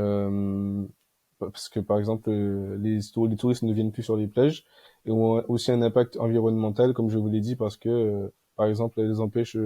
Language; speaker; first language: French; native; French